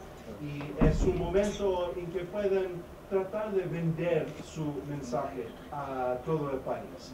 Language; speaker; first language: Spanish; non-native, fluent; English